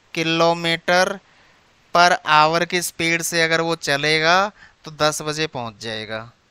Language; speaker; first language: Hindi; non-native, local second language; Punjabi